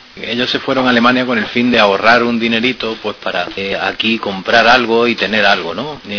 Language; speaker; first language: Spanish; native; Spanish